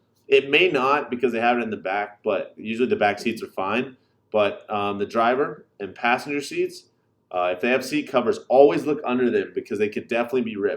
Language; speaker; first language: English; native; English